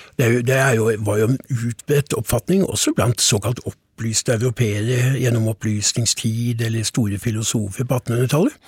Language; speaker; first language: Norwegian; native; Norwegian